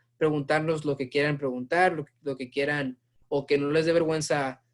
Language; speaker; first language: Spanish; early bilingual, heritage; Spanish